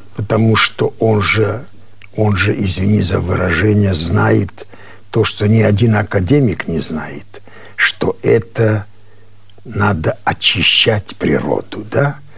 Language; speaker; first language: Russian; non-native, local second language; Armenian